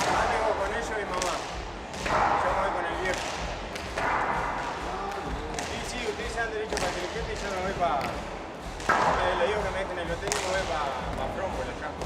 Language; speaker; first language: Spanish; native; Spanish